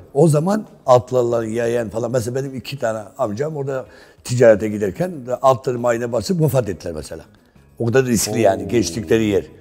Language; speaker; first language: Turkish; non-native, local second language; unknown